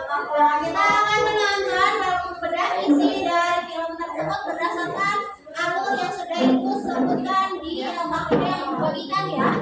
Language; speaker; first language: Indonesian; native; Indonesian